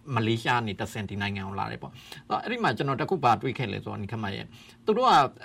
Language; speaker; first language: Burmese; native; Burmese